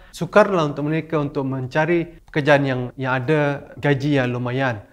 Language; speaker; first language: Malay; non-native, local second language; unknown